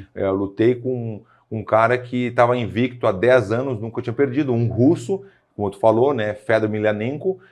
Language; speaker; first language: Portuguese; native; Portuguese